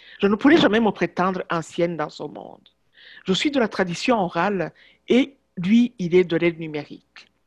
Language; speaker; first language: French; non-native, local second language; Kinyarwanda